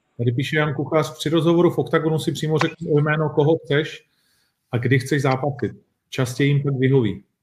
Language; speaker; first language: Czech; native; Czech